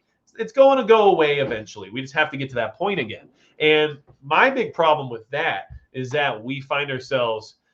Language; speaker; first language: English; native; English